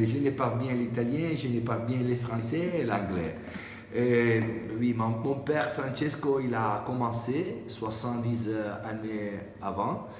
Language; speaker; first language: French; non-native, learner; Italian